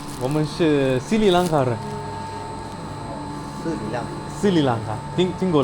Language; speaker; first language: Chinese; non-native, learner; Sinhala